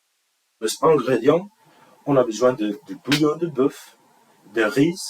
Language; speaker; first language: French; non-native, learner; English